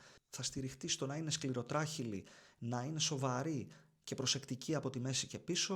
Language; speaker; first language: Greek; native; Greek